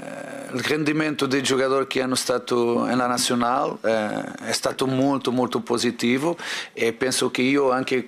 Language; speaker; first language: Italian; non-native, fluent; Portuguese